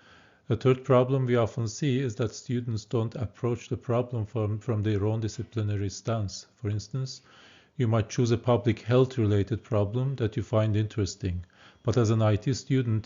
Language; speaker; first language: English; non-native, fluent; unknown